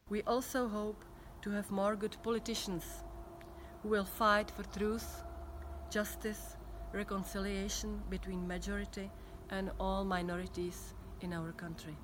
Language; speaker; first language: English; non-native, fluent; Czech